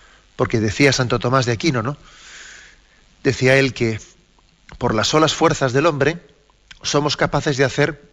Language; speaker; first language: Spanish; native; Spanish